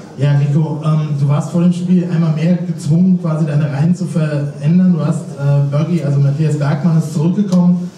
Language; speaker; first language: German; native; German